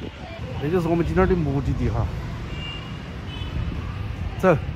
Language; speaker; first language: Chinese; native; Chinese